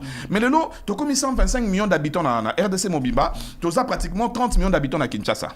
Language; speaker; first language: French; non-native, local second language; Lingala